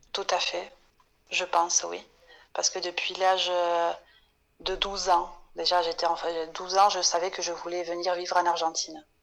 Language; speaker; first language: French; native; French